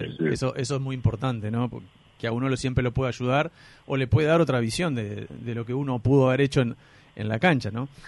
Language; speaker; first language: Spanish; native; Spanish